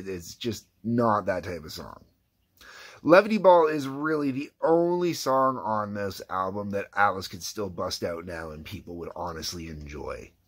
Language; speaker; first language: English; native; English